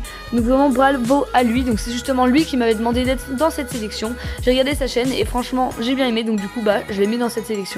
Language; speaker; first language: French; native; French